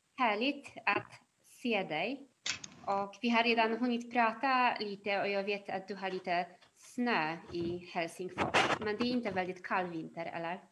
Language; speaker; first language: Swedish; non-native, fluent; Polish